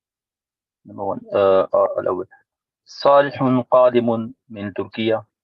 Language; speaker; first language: Arabic; non-native, learner; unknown